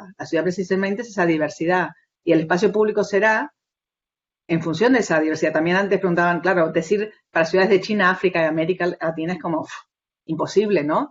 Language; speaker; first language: Spanish; native; Spanish